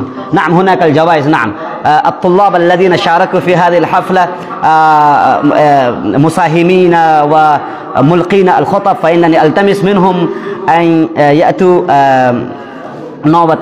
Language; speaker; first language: Arabic; non-native, fluent; Urdu